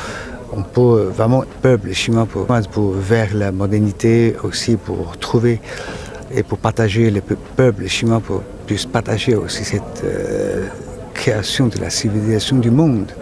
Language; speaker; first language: French; non-native, fluent; Chinese